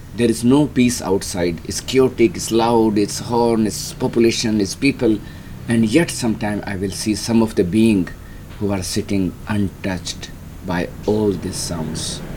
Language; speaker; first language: English; non-native, local second language; Hindi